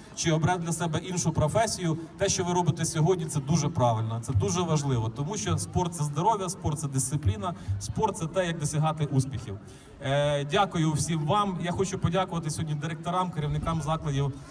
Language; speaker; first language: Ukrainian; native; Ukrainian